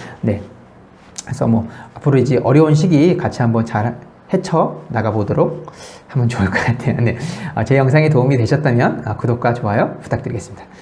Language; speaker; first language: Korean; native; Korean